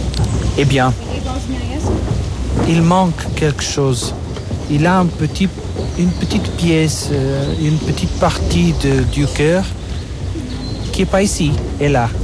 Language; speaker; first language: French; non-native, fluent; Portuguese